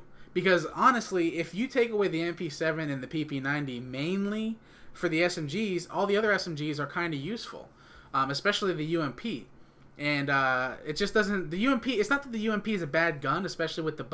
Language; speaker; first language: English; native; English